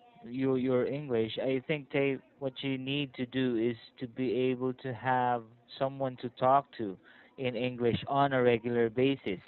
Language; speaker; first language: English; non-native, fluent; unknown